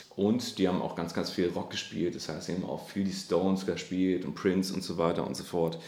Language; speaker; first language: German; native; German